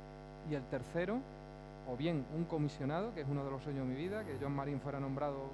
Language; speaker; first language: Spanish; native; Spanish